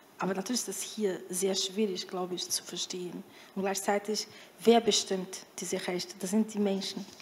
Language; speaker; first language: German; non-native, fluent; Portuguese